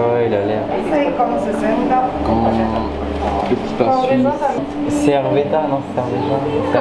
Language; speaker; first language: French; native; French